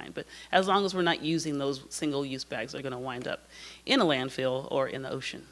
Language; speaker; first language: English; native; English